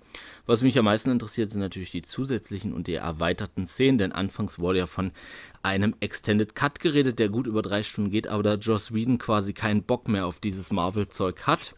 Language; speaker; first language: German; native; German